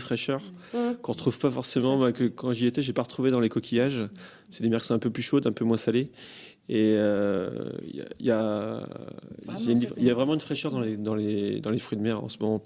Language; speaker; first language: French; native; French